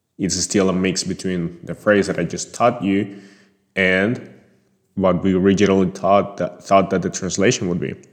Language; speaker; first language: English; non-native, fluent; Spanish